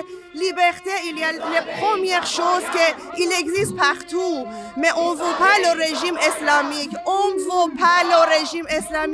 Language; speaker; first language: French; non-native, learner; Persian